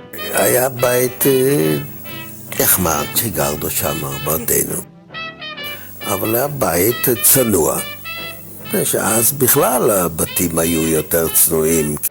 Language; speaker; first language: Hebrew; non-native, fluent; German